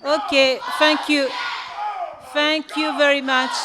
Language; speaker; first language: English; non-native, learner; French